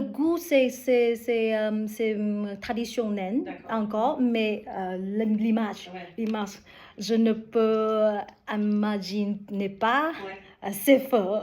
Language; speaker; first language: French; non-native, learner; Vietnamese